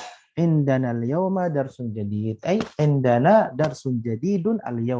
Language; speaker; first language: Arabic; non-native, fluent; Indonesian